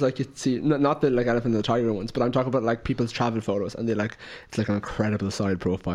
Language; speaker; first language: English; native; English